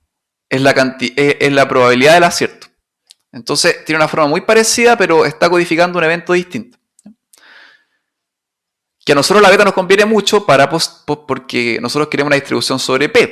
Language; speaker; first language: Spanish; native; Spanish